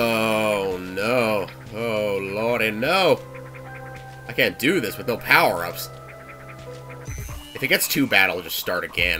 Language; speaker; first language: English; native; English